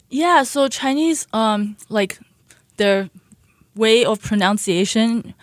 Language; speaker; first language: English; early bilingual, other home language; Chinese